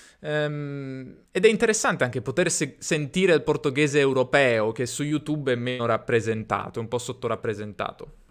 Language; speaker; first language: Italian; native; Italian